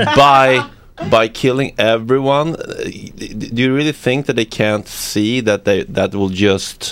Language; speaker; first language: English; non-native, fluent; Swedish